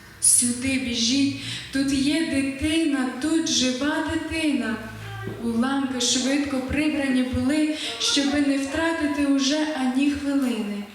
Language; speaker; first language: Ukrainian; native; Ukrainian